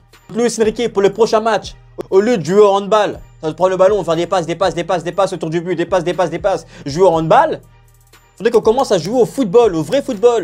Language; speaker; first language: French; native; French